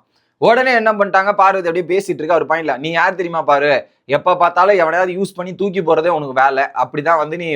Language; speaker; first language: Tamil; native; Tamil